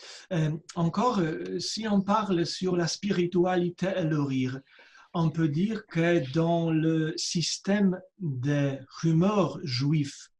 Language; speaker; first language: French; non-native, fluent; Polish